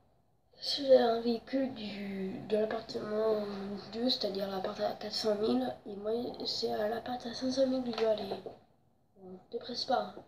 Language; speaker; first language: French; native; French